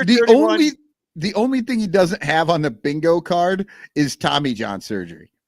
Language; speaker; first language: English; native; English